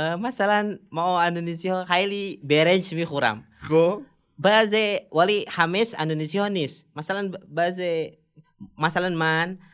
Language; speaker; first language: Persian; non-native, learner; Indonesian